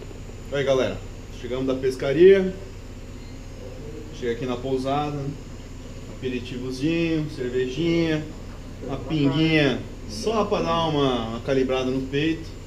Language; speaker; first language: Portuguese; native; Portuguese